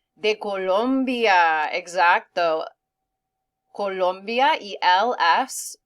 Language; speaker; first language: Spanish; non-native, fluent; English